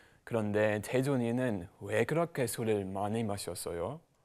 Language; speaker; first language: Korean; non-native, learner; German